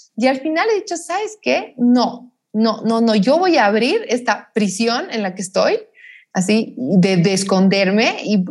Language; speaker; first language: Spanish; native; Spanish